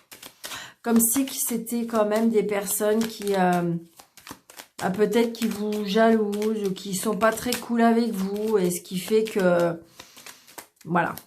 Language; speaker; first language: French; native; French